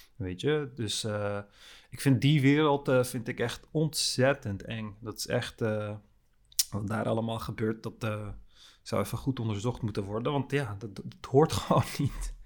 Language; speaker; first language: Dutch; early bilingual, other home language; Turkish